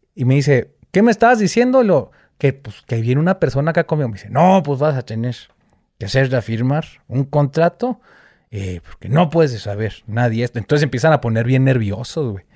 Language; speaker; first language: Spanish; native; Spanish